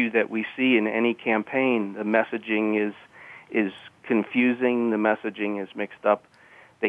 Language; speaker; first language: English; native; English